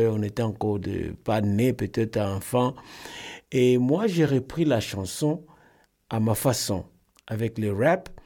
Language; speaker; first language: French; non-native, local second language; Lingala